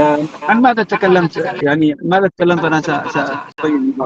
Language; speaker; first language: Arabic; native; Arabic